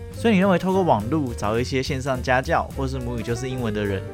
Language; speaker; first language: Chinese; native; Chinese